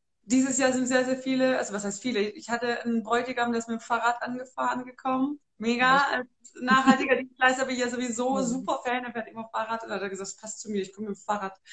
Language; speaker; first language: German; native; German